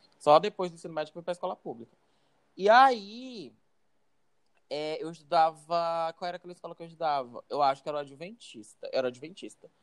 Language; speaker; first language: Portuguese; native; Portuguese